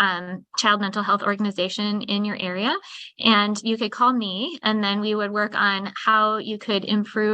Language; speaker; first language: English; native; English